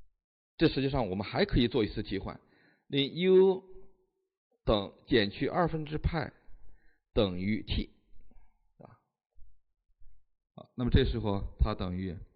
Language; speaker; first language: Chinese; native; Chinese